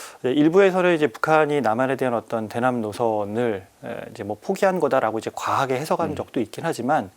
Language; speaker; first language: Korean; native; Korean